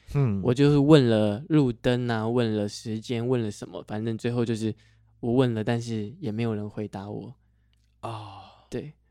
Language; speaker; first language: Chinese; non-native, local second language; Hakka Chinese